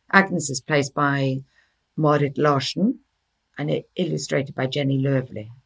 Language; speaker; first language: English; early bilingual, other home language; Norwegian